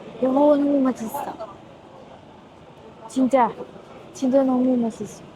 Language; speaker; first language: Korean; non-native, learner; Thai